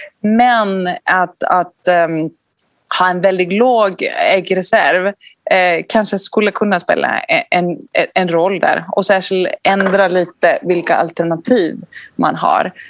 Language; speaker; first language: Swedish; non-native, fluent; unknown